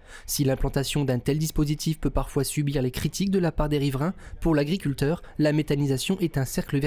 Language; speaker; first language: French; native; French